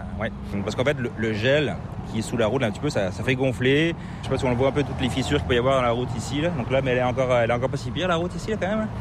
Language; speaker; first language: French; native; French